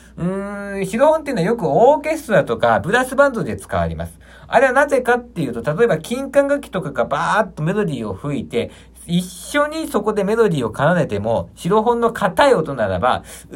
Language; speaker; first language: Japanese; native; Japanese